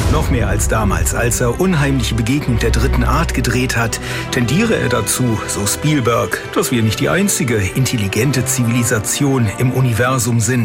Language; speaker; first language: German; native; German